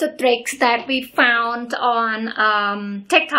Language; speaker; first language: English; non-native, learner; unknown